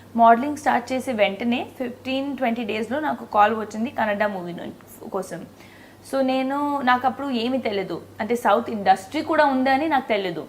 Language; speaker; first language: Telugu; non-native, local second language; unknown